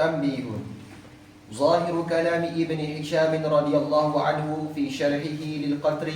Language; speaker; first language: Arabic; non-native, learner; Malay